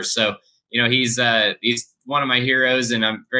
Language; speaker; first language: English; native; English